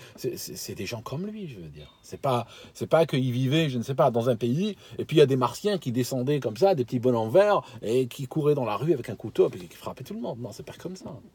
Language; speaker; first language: French; non-native, local second language; Arabic